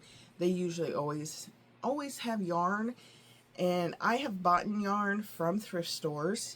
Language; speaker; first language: English; native; English